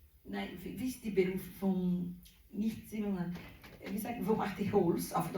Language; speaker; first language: German; non-native, learner; Portuguese